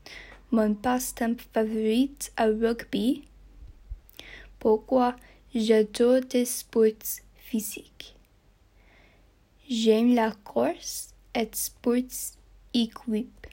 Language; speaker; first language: French; non-native, learner; English